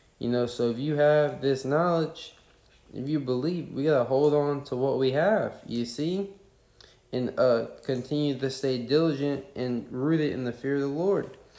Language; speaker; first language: English; native; English